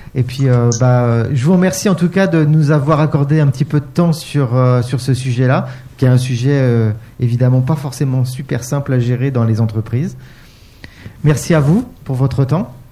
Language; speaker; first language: French; native; French